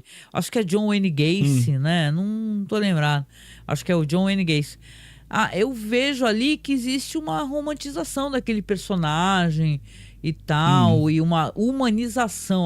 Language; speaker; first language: Portuguese; native; Portuguese